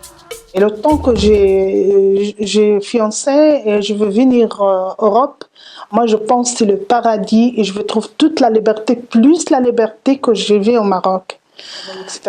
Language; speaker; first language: French; non-native, learner; Arabic